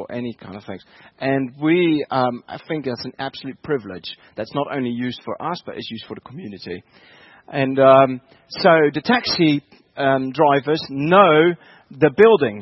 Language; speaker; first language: English; non-native, fluent; Dutch